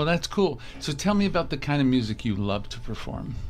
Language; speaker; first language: English; native; English